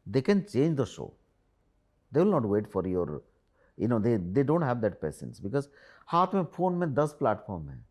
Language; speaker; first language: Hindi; non-native, local second language; Odia